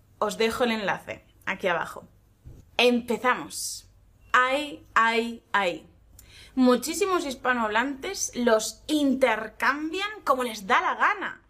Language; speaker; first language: Spanish; native; Spanish